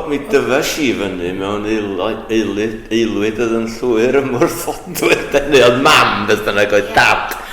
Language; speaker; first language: Welsh; native; Welsh